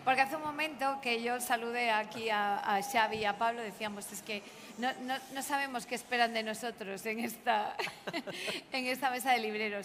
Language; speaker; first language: Spanish; native; Spanish